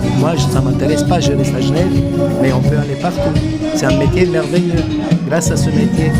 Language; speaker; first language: French; non-native, fluent; Italian